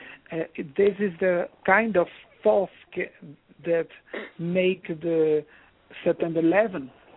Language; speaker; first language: English; non-native, learner; Portuguese